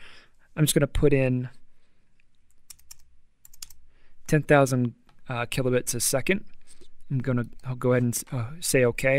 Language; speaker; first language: English; native; English